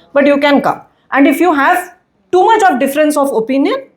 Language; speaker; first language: English; non-native, local second language; Hindi